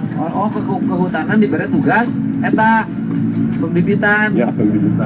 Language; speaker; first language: Indonesian; non-native, local second language; Sundanese